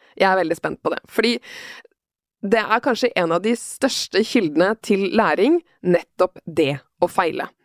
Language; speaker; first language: Norwegian; native; Norwegian